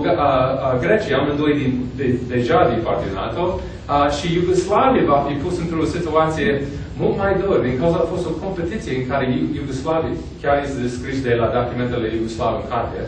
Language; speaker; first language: Romanian; non-native, fluent; English